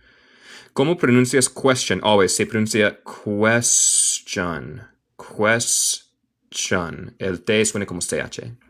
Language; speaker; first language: Spanish; non-native, learner; English